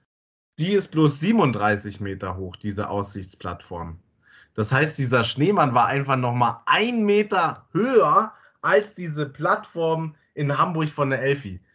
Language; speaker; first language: German; native; German